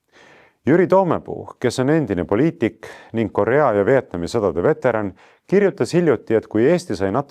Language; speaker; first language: Estonian; native; Estonian